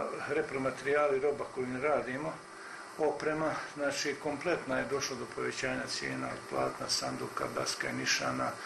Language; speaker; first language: Croatian; native; Croatian